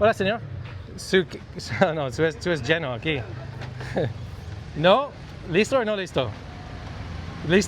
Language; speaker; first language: Spanish; non-native, learner; English